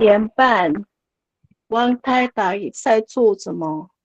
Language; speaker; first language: Chinese; non-native, learner; English